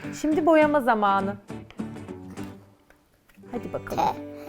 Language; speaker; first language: Turkish; native; Turkish